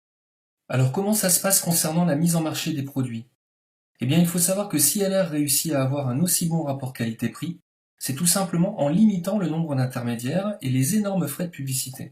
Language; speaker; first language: French; native; French